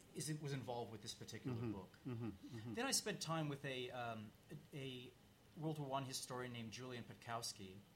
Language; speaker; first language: English; native; English